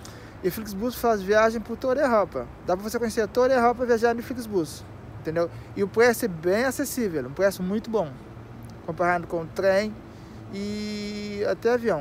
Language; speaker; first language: Portuguese; non-native, local second language; Kabuverdianu